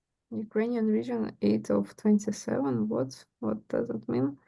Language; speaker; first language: English; non-native, learner; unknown